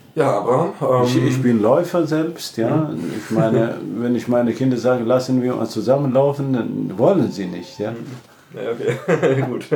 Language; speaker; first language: German; non-native, fluent; Amharic